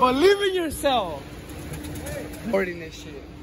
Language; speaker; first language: English; early bilingual, other home language; Spanish